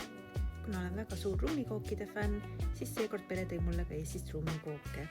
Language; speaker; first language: Estonian; native; Estonian